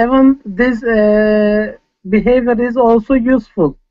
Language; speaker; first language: English; non-native, fluent; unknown